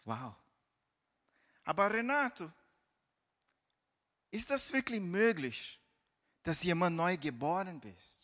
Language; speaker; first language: German; non-native, fluent; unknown